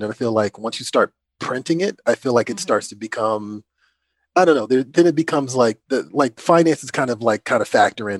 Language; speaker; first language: English; native; English